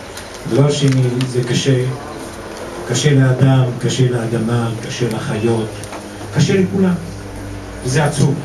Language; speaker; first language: Hebrew; non-native, local second language; Arabic